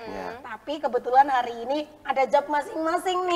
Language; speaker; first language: Indonesian; native; Indonesian